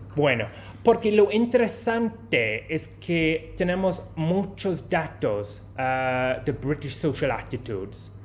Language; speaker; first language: Spanish; non-native, fluent; English